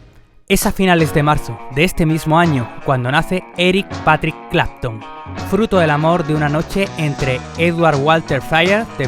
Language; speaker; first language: Spanish; native; Spanish